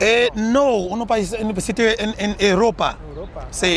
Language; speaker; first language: Spanish; non-native, learner; Haitian Creole